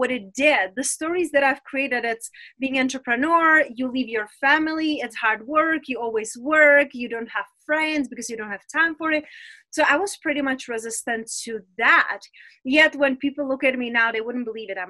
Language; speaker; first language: English; non-native, fluent; Czech